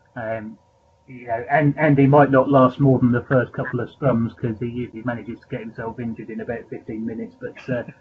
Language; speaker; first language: English; native; English